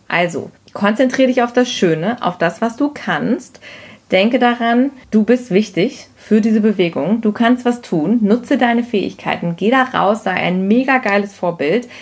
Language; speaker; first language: German; native; German